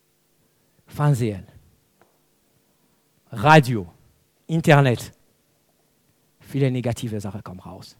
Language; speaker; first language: German; non-native, fluent; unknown